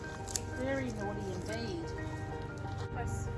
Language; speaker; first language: English; native; English